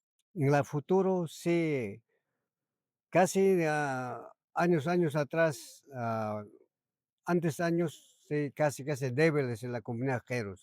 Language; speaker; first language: Spanish; non-native, local second language; Quechua